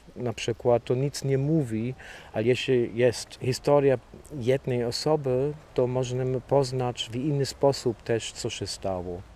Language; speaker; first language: Polish; non-native, fluent; German